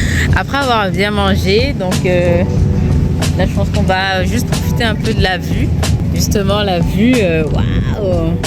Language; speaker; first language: French; native; French